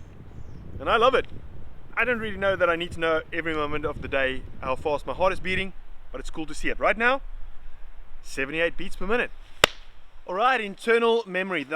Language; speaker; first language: English; native; English